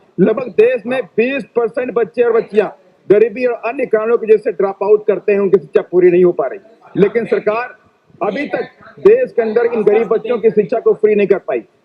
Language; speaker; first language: Hindi; native; Hindi